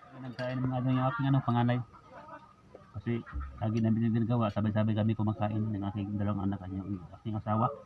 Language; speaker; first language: Filipino; non-native, local second language; Cebuano